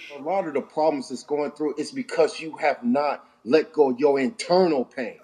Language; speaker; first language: English; native; English